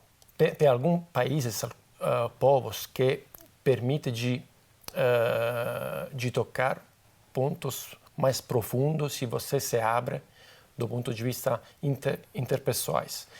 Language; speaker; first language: Portuguese; non-native, fluent; Italian